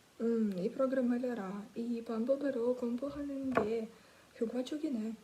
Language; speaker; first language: Korean; non-native, learner; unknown